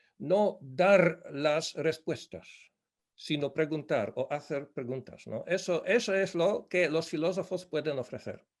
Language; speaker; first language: Spanish; non-native, fluent; Polish